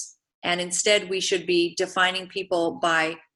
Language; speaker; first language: English; native; English